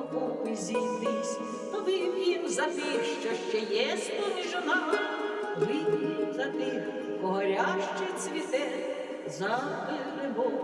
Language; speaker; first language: Ukrainian; native; Ukrainian